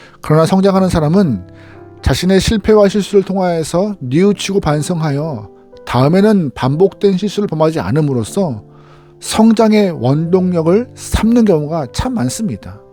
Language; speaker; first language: Korean; native; Korean